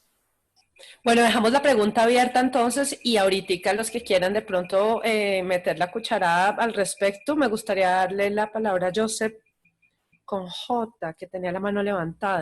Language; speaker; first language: Spanish; native; Spanish